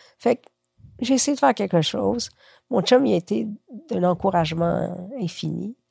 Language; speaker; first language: French; early bilingual, other home language; Spanish